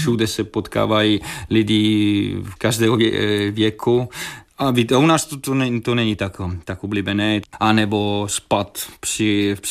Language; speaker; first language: Czech; non-native, fluent; Italian